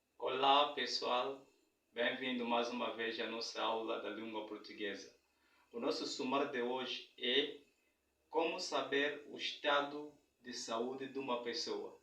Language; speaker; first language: Portuguese; non-native, fluent; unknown